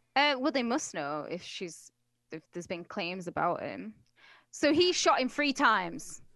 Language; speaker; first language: English; native; English